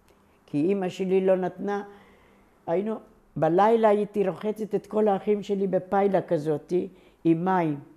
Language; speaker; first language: Hebrew; non-native, local second language; Ladino